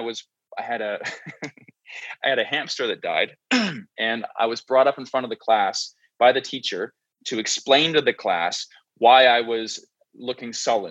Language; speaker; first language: English; native; English